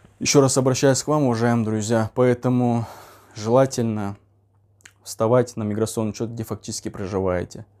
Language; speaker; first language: Russian; non-native, local second language; Uzbek